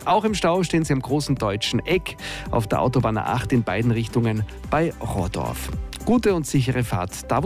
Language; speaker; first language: German; native; German